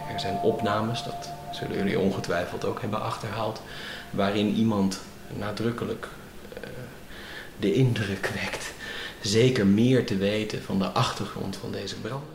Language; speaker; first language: Dutch; native; Dutch